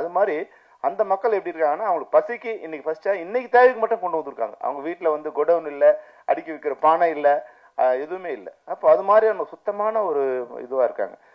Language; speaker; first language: Tamil; native; Tamil